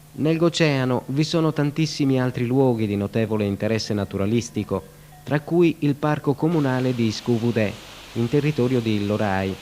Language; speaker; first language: Italian; native; Italian